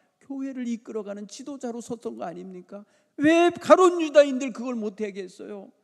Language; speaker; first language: Korean; native; Korean